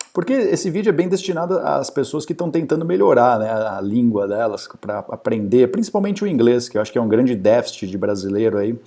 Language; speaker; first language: Portuguese; native; Portuguese